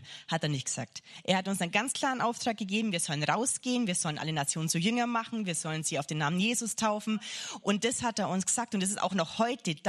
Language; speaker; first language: German; native; German